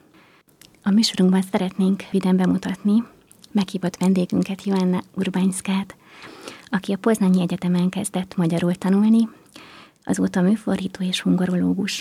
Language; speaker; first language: Hungarian; native; Hungarian